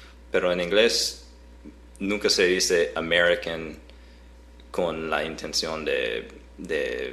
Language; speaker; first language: Spanish; non-native, fluent; English